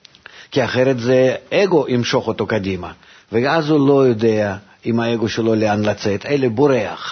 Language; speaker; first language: Hebrew; non-native, fluent; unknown